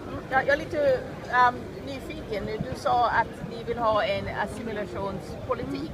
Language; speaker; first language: Swedish; non-native, fluent; English